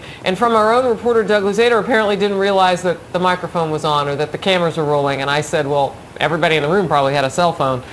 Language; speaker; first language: English; native; English